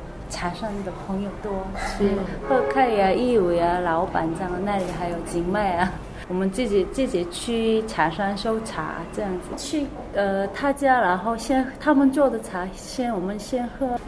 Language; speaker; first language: Chinese; non-native, learner; Korean